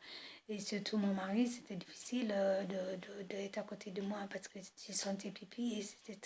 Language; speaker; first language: French; non-native, fluent; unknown